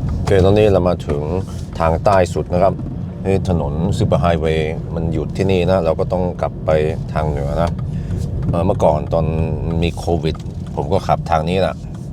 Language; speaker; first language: Thai; non-native, fluent; Swedish